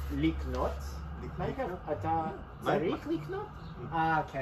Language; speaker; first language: Hebrew; non-native, learner; English